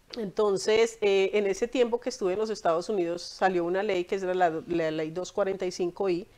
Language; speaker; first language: Spanish; native; Spanish